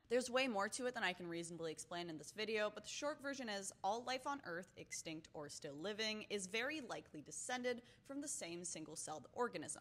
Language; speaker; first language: English; native; English